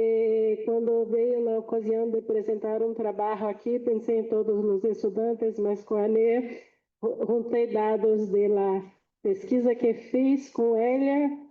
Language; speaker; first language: Portuguese; non-native, fluent; Spanish